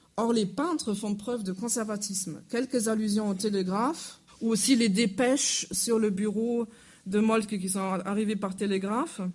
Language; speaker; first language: French; non-native, fluent; German